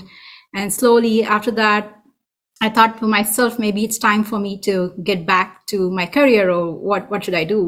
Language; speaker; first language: English; non-native, local second language; Tamil